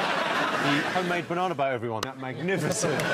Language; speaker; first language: English; native; English